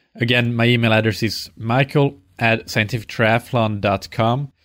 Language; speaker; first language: English; non-native, fluent; Swedish